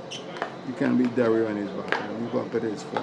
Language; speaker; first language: English; native; English